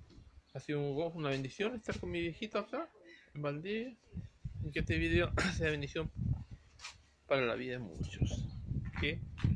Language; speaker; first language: Spanish; native; Spanish